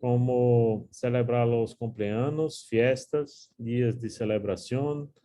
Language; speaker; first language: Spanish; non-native, learner; Portuguese